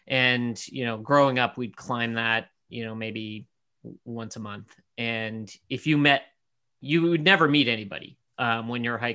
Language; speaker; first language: English; native; English